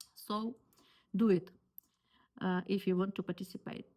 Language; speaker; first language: English; non-native, learner; Ukrainian